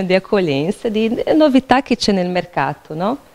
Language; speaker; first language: Italian; non-native, fluent; Portuguese